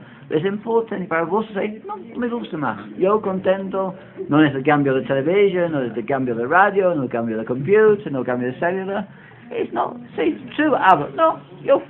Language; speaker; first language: Spanish; non-native, learner; English